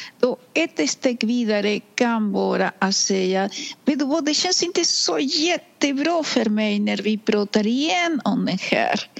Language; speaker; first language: Swedish; non-native, fluent; Spanish